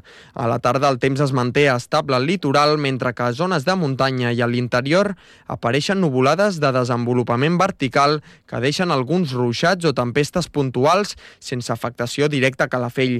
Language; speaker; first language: Catalan; native; Catalan